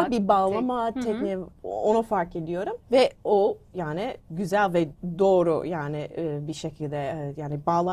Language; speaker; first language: Turkish; non-native, learner; English